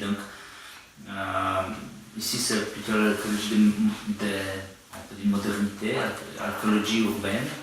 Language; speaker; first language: French; non-native, fluent; Polish